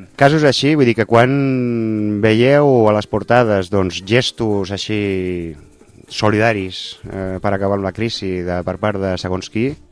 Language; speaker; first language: Catalan; non-native, local second language; Spanish